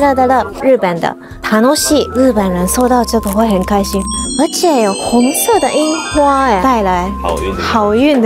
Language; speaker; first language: Chinese; non-native, fluent; Japanese